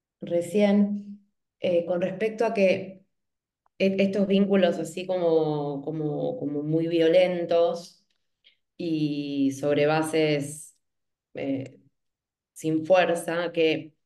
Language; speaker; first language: Spanish; native; Spanish